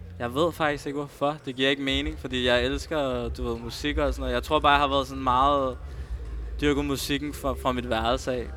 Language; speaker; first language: Danish; early bilingual, other home language; Spanish